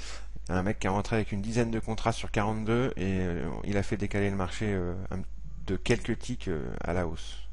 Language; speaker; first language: French; native; French